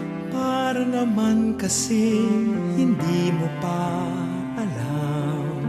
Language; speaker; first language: Filipino; native; Filipino